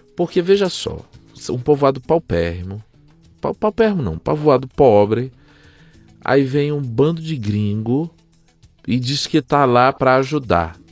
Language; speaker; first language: Portuguese; native; Portuguese